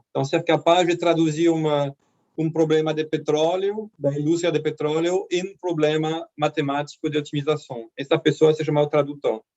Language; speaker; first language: Portuguese; non-native, fluent; French